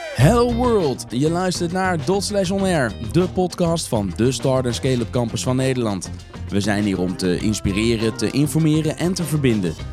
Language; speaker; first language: Dutch; native; Dutch